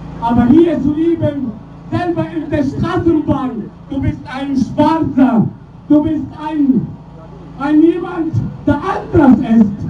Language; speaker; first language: German; non-native, learner; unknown